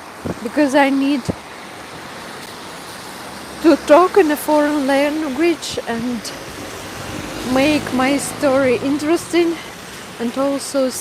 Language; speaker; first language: English; non-native, fluent; Russian